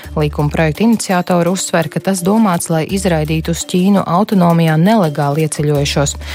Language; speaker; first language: Latvian; native; Latvian